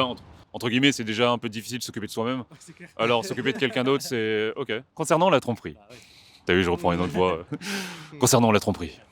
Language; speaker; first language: French; native; French